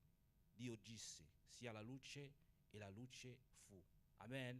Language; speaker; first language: Italian; non-native, fluent; Portuguese